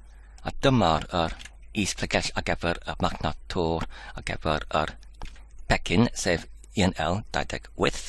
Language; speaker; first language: Welsh; non-native, learner; Polish